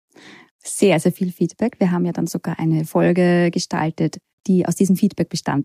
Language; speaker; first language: German; native; German